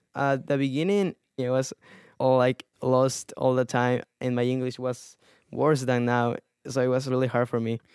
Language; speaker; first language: English; non-native, fluent; Spanish